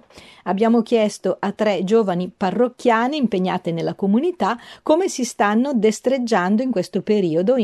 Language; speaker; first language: Italian; native; Italian